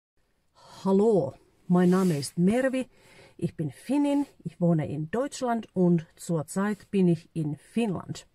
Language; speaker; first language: German; non-native, fluent; Finnish